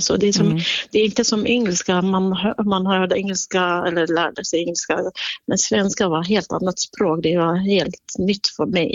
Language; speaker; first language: Swedish; non-native, fluent; Central Kurdish